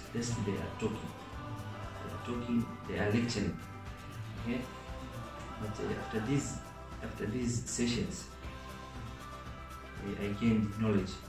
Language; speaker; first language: English; non-native, local second language; Swahili